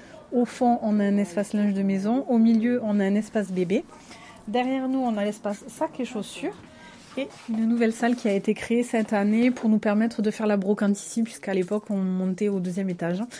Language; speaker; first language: French; native; French